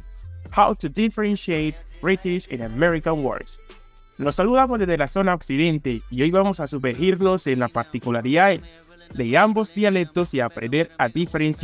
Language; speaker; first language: Spanish; native; Spanish